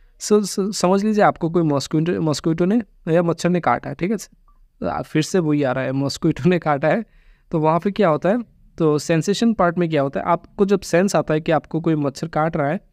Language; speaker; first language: Hindi; non-native, local second language; Bangla